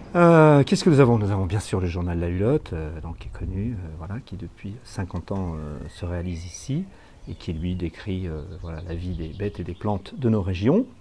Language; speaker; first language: French; native; French